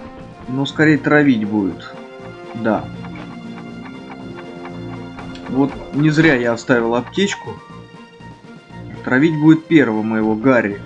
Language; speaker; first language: Russian; native; Russian